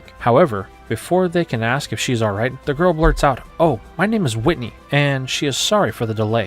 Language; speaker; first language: English; native; English